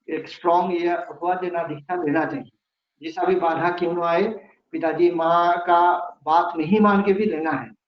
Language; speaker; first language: Hindi; non-native, local second language; Bangla